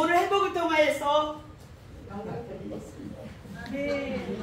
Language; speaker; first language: Korean; native; Korean